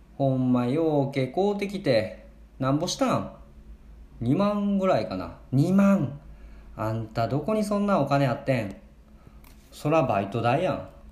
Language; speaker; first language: Japanese; native; Japanese